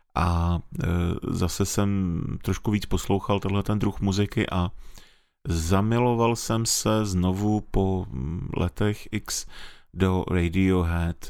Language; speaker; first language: Czech; native; Czech